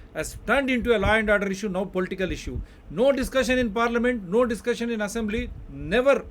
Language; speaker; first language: English; non-native, local second language; Telugu